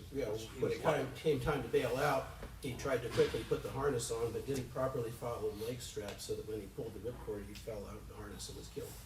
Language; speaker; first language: English; native; English